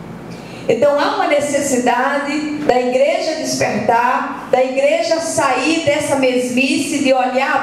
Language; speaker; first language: Portuguese; native; Portuguese